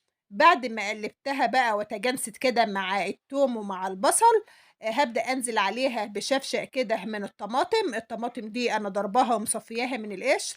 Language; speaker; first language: Arabic; native; Arabic